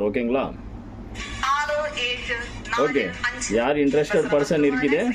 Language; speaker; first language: Tamil; non-native, local second language; Kannada